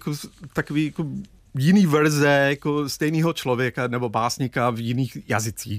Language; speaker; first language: Czech; non-native, fluent; English